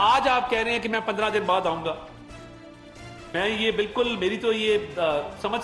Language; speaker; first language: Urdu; non-native, local second language; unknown